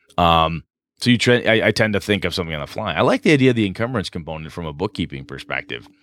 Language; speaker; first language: English; native; English